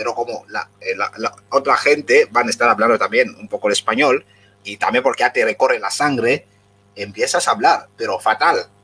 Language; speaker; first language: Spanish; non-native, local second language; Fang